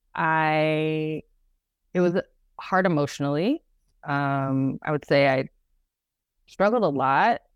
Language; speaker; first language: English; native; English